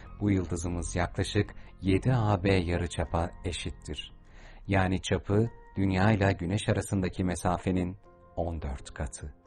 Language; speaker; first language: Turkish; native; Turkish